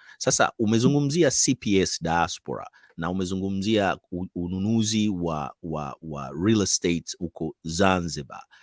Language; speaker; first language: Swahili; native; Swahili